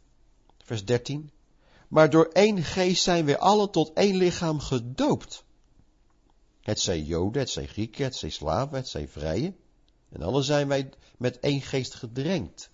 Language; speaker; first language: Dutch; native; Dutch